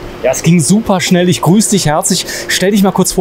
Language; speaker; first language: German; native; German